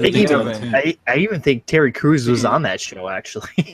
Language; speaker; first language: English; native; English